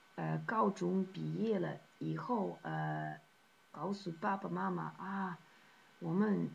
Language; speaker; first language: Chinese; non-native, learner; Dutch